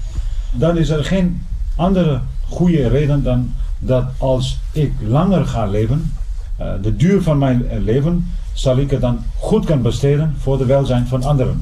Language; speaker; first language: Dutch; non-native, fluent; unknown